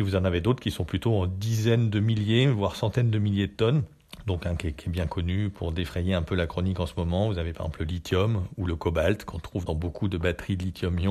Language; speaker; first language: French; native; French